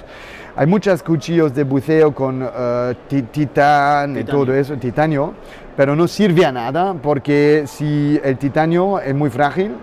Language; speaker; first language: Spanish; non-native, learner; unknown